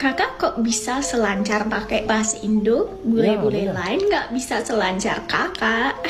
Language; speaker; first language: Indonesian; non-native, fluent; English